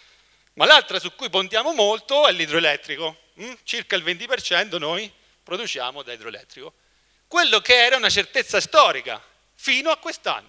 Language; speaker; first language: Italian; native; Italian